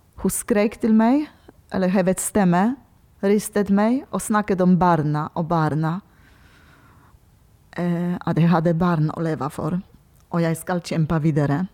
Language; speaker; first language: Norwegian; non-native, learner; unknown